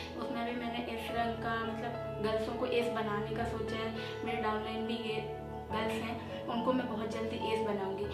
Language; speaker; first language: Hindi; native; Hindi